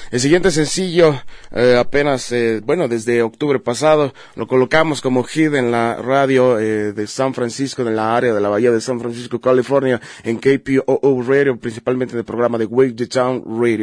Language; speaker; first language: Spanish; native; Spanish